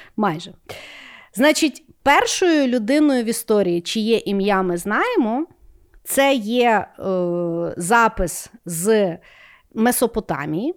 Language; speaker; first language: Ukrainian; non-native, local second language; Russian